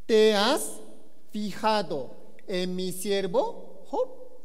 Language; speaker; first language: Spanish; non-native, learner; Korean